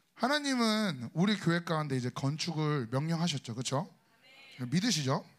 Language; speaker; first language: Korean; native; Korean